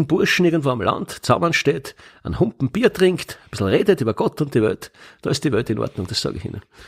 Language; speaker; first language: German; native; German